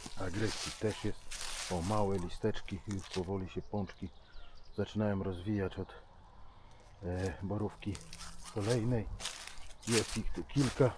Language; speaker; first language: Polish; native; Polish